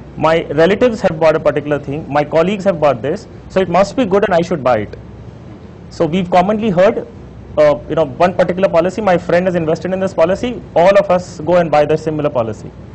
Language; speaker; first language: English; non-native, local second language; Hindi